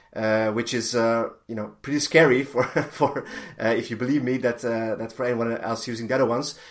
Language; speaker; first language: English; non-native, fluent; Hungarian